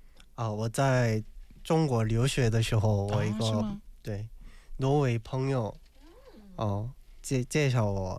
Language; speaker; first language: Chinese; non-native, learner; Korean